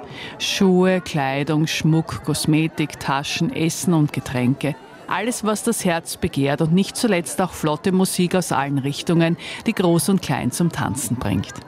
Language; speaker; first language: German; native; German